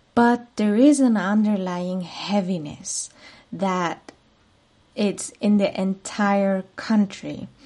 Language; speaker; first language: English; non-native, fluent; Spanish